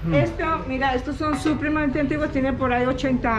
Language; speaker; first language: Spanish; native; Spanish